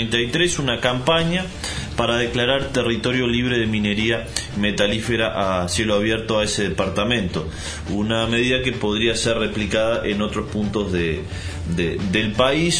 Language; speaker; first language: Spanish; native; Spanish